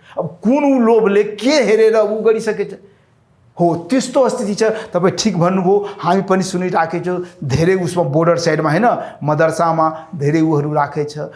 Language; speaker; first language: Nepali; non-native, local second language; Rana Tharu